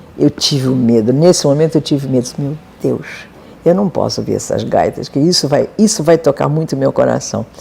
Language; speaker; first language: Portuguese; native; Portuguese